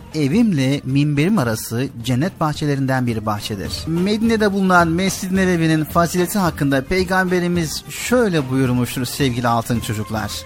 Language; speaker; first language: Turkish; native; Turkish